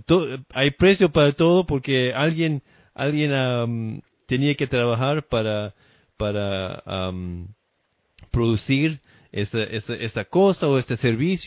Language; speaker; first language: Spanish; non-native, fluent; English